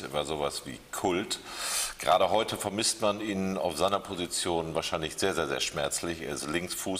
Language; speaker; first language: German; native; German